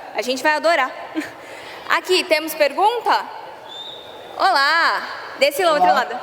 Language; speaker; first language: Portuguese; native; Portuguese